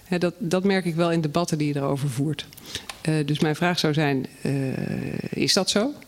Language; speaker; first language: Dutch; native; Dutch